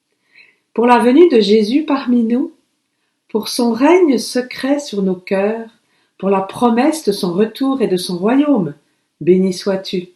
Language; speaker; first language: French; native; French